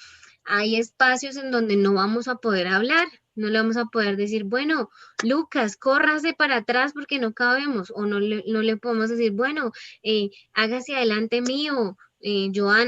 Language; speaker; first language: Spanish; native; Spanish